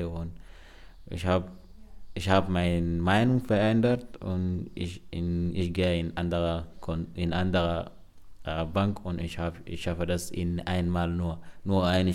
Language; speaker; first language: German; non-native, learner; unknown